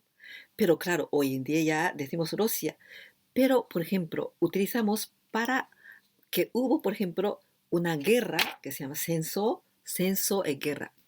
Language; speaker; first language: Spanish; non-native, fluent; Japanese